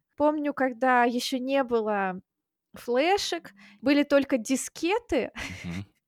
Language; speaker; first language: Russian; native; Russian